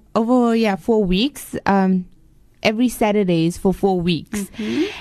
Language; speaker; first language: English; native; English